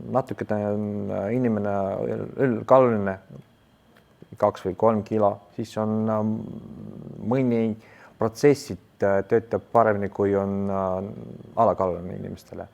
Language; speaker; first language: Estonian; non-native, learner; Russian